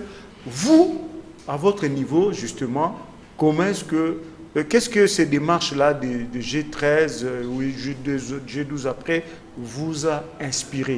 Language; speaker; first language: French; non-native, local second language; Lingala